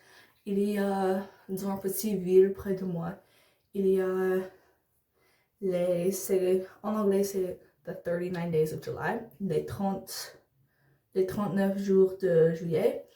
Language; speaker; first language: French; non-native, learner; English